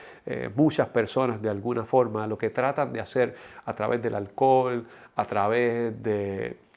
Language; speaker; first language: Spanish; native; Spanish